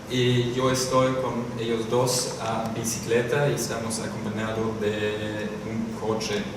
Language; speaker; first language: Spanish; non-native, fluent; German